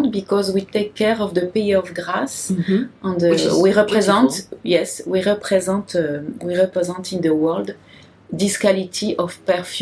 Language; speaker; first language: English; non-native, learner; French